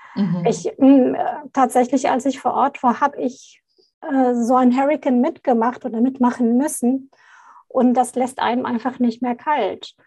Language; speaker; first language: German; non-native, fluent; Arabic